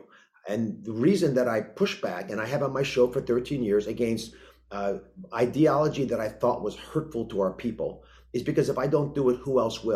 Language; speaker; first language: English; native; English